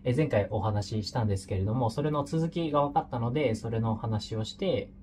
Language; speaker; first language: Japanese; native; Japanese